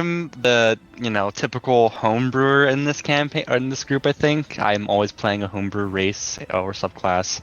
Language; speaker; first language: English; native; English